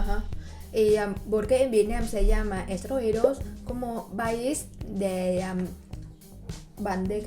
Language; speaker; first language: Spanish; non-native, learner; Vietnamese